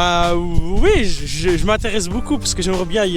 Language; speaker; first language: French; native; French